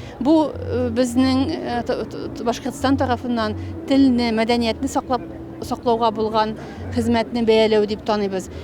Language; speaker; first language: Tatar; native; Tatar